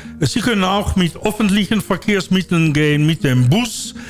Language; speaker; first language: German; non-native, learner; Dutch